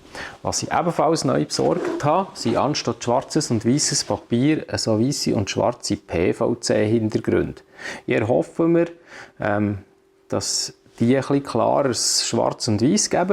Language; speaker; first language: German; native; German